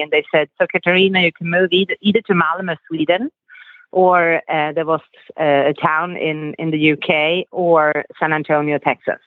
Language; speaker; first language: English; non-native, fluent; Swedish